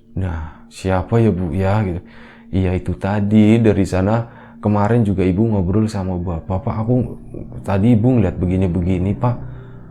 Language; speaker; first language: Indonesian; native; Indonesian